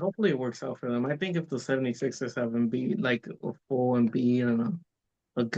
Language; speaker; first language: English; native; English